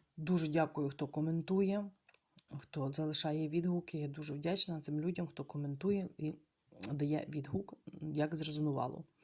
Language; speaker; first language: Ukrainian; non-native, local second language; Russian